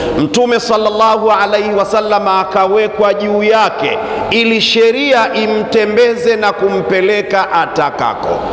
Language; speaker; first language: Swahili; non-native, local second language; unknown